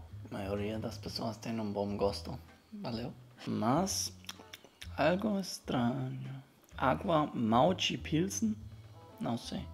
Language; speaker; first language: Portuguese; non-native, learner; German